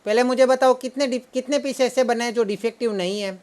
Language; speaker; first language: Hindi; non-native, local second language; Gujarati